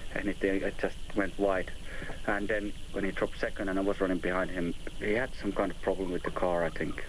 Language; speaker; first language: English; non-native, fluent; Finnish